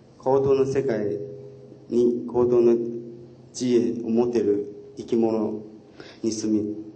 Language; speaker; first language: Japanese; non-native, fluent; Chinese